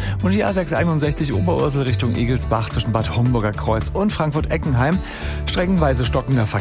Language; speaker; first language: German; native; German